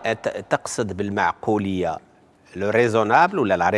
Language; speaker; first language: Arabic; native; Arabic